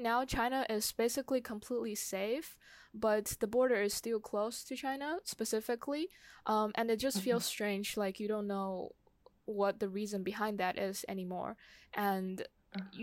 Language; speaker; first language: English; non-native, fluent; Chinese